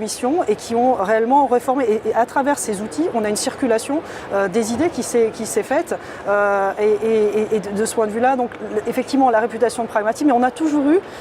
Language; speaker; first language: French; native; French